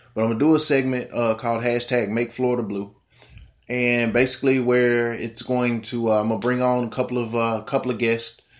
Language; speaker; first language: English; native; English